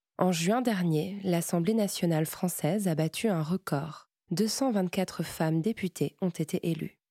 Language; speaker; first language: French; native; French